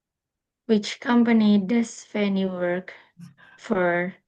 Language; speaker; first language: English; non-native, local second language; Indonesian